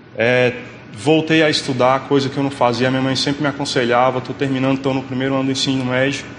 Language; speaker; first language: Portuguese; native; Portuguese